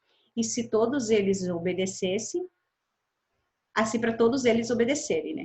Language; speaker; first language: Portuguese; native; Portuguese